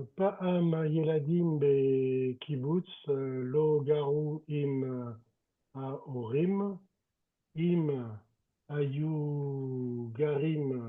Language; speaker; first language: Hebrew; non-native, learner; French